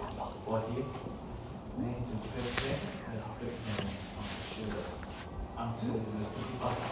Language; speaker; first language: French; non-native, learner; Khmer